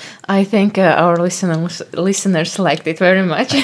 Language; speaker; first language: English; non-native, fluent; Latvian